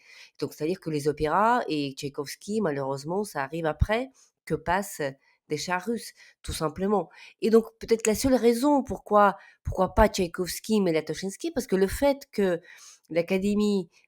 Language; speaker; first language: French; non-native, fluent; Ukrainian